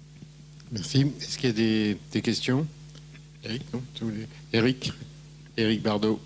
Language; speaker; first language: French; native; French